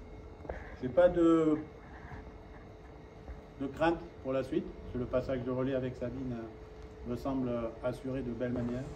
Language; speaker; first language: French; native; French